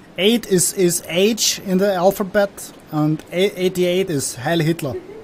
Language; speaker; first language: English; non-native, fluent; German